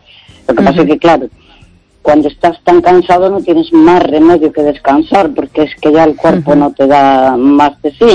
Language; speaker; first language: Spanish; native; Spanish